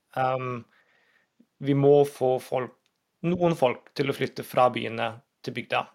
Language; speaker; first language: Norwegian; non-native, fluent; German